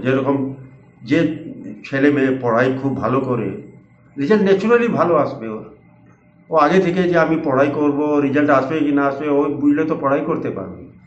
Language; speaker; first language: Bangla; non-native, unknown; Hindi